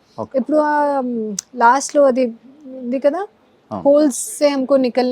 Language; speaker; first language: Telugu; non-native, learner; Hindi